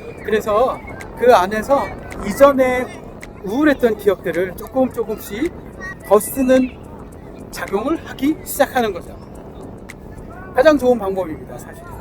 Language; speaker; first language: Korean; native; Korean